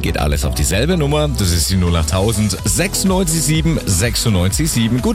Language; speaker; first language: German; native; German